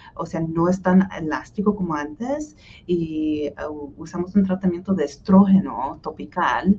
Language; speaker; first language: Spanish; early bilingual, heritage; Spanish